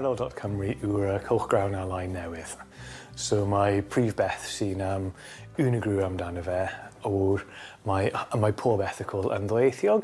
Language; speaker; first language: Welsh; non-native, fluent; English